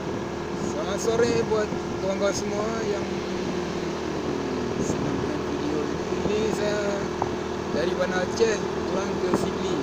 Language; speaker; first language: Indonesian; non-native, local second language; Achinese